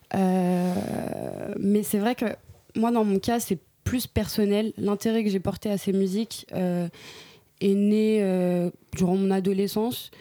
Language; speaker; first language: French; native; French